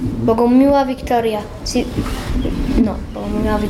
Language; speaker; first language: Polish; early bilingual, heritage; Polish